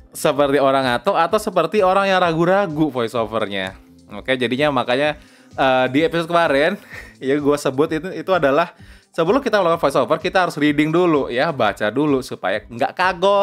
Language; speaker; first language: Indonesian; native; Indonesian